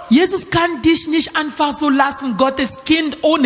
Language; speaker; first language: German; non-native, learner; French